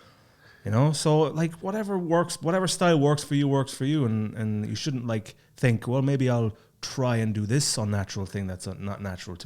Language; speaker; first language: English; native; English